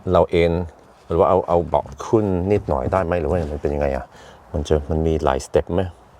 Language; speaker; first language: Thai; non-native, fluent; Norwegian